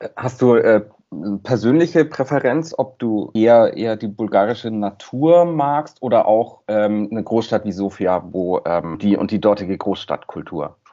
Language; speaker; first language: German; native; German